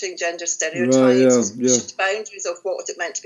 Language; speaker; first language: English; native; English